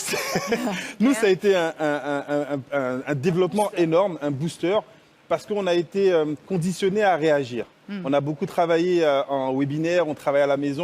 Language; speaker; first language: French; native; French